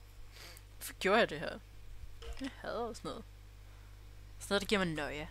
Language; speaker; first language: Danish; native; Danish